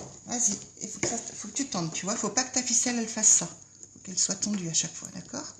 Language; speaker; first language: French; native; French